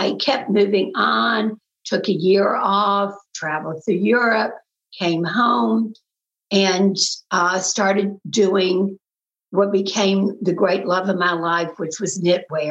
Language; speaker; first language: English; native; English